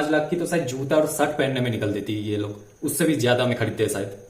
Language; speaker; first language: Hindi; native; Hindi